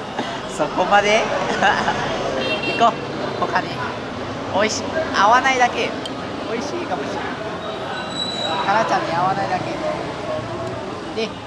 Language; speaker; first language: Japanese; non-native, fluent; Vietnamese